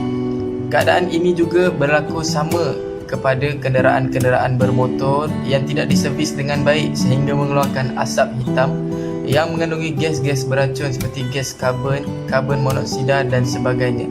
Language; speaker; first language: Malay; native; Malay